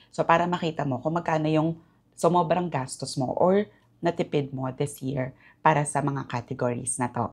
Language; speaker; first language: Filipino; native; Filipino